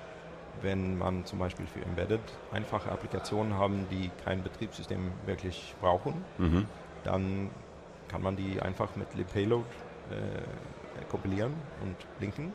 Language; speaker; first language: German; non-native, fluent; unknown